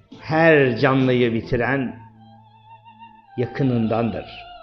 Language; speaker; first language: Turkish; native; Turkish